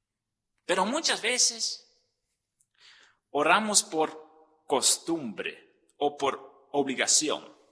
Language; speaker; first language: Spanish; non-native, fluent; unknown